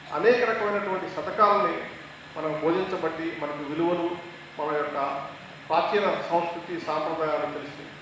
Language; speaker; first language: Telugu; native; Telugu